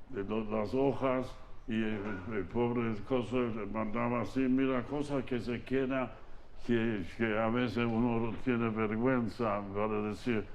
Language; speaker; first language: Spanish; non-native, fluent; Yiddish